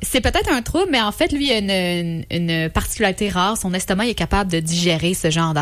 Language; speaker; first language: French; native; French